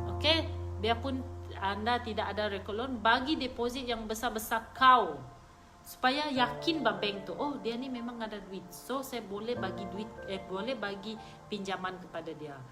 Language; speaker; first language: Malay; non-native, local second language; Iban